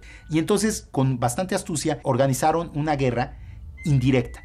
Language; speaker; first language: Spanish; native; Spanish